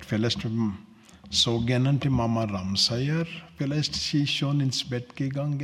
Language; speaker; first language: German; non-native, learner; Telugu